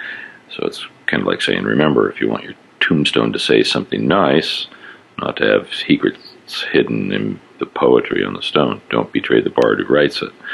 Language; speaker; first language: English; native; English